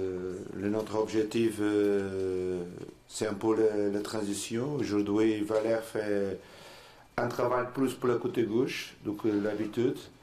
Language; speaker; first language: French; non-native, learner; Portuguese